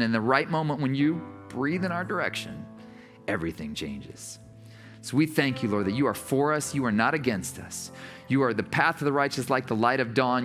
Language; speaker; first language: English; native; English